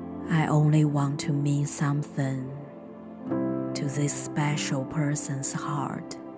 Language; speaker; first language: English; non-native, fluent; Chinese